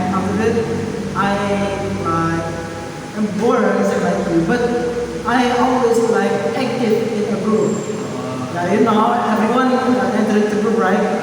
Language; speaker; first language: English; non-native, learner; Indonesian